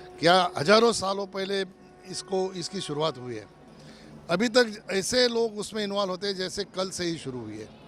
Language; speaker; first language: Hindi; non-native, local second language; Marathi